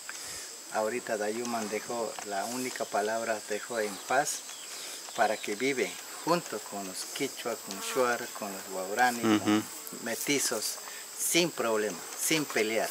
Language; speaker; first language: Spanish; non-native, local second language; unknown